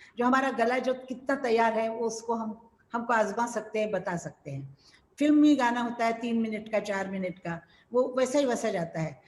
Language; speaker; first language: Hindi; non-native, local second language; Marathi